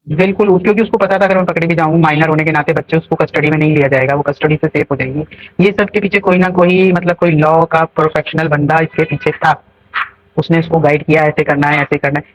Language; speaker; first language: Hindi; native; Hindi